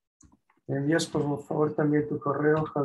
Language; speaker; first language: Spanish; non-native, fluent; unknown